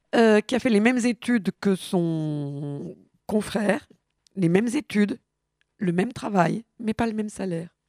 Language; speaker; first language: French; native; French